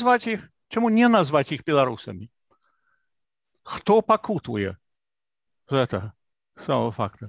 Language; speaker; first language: Belarusian; non-native, fluent; English